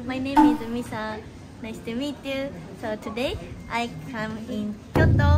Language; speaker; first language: English; non-native, learner; Japanese